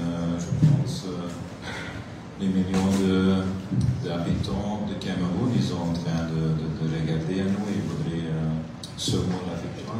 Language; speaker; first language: French; non-native, local second language; Dutch